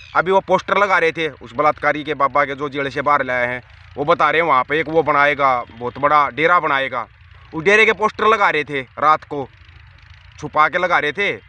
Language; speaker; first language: Hindi; non-native, local second language; Punjabi